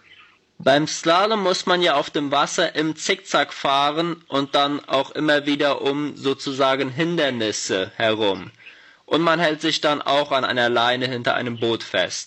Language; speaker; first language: German; native; German